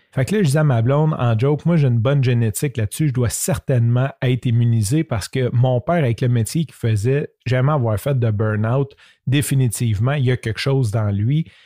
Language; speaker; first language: French; native; French